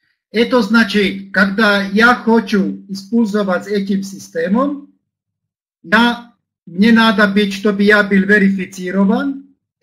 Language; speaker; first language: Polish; non-native, learner; Slovak